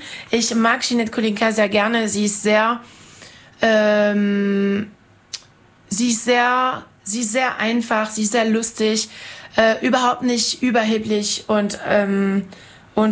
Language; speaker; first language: German; non-native, fluent; French